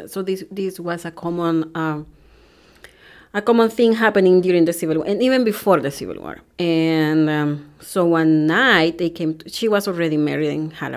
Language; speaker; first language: English; non-native, fluent; Spanish